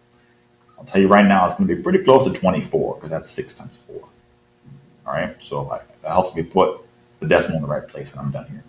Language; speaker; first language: English; native; English